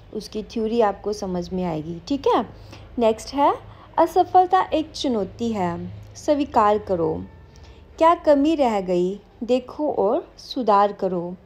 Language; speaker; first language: Hindi; non-native, local second language; Punjabi